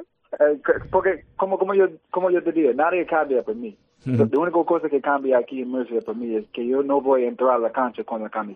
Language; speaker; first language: Spanish; early bilingual, heritage; English